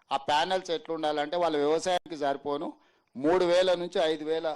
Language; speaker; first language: Telugu; native; Telugu